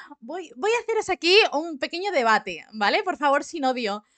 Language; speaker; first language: Spanish; native; Spanish